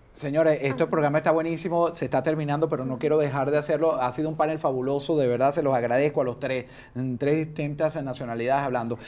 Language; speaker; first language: Spanish; native; Spanish